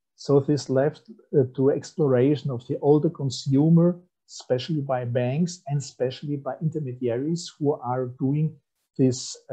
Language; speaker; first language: English; non-native, fluent; German